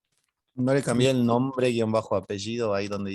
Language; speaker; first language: Spanish; native; Spanish